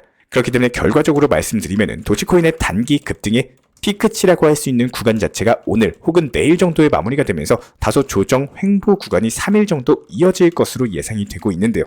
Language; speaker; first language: Korean; native; Korean